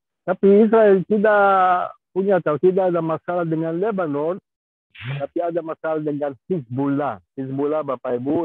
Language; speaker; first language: Indonesian; non-native, fluent; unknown